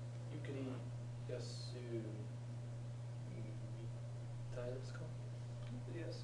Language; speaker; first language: Japanese; non-native, learner; English